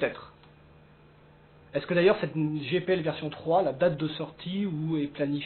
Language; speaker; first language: French; native; French